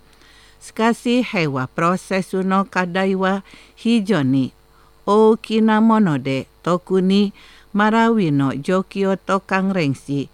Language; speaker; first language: Japanese; non-native, fluent; Indonesian